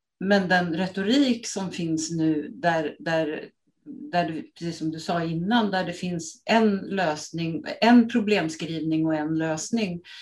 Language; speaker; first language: Swedish; native; Swedish